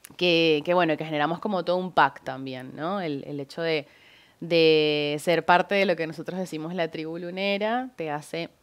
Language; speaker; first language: Spanish; native; Spanish